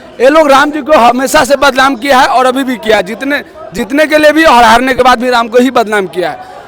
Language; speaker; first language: Hindi; native; Hindi